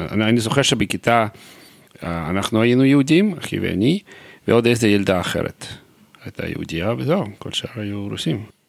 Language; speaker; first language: Hebrew; non-native, fluent; Russian